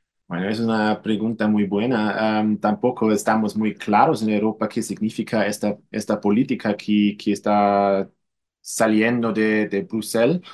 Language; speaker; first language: Spanish; non-native, fluent; German